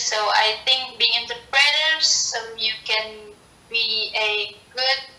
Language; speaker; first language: English; non-native, learner; Indonesian